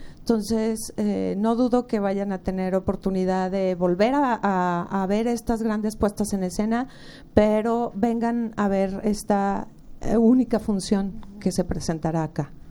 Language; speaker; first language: Spanish; native; Spanish